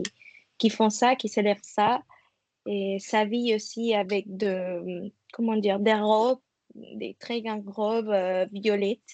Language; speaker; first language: French; non-native, fluent; Spanish